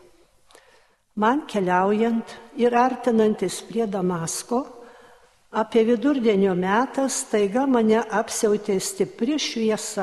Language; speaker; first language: Lithuanian; native; Lithuanian